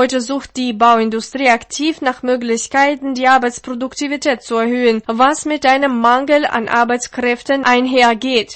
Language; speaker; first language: German; non-native, fluent; Russian